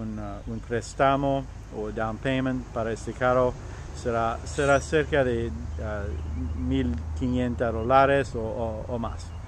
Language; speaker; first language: Spanish; non-native, learner; French